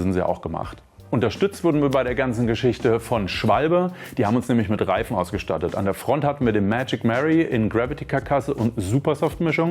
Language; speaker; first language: German; native; German